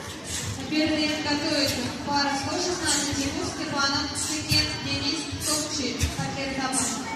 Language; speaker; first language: Russian; native; Russian